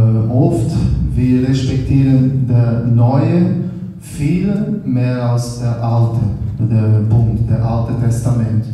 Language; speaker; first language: German; non-native, learner; Portuguese